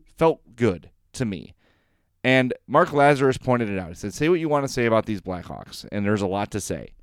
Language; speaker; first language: English; native; English